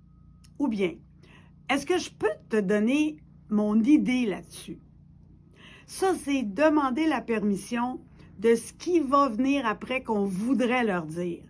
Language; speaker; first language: French; native; French